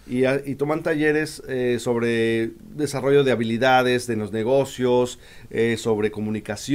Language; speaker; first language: Spanish; native; Spanish